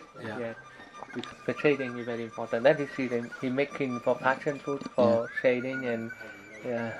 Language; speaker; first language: English; non-native, fluent; Vietnamese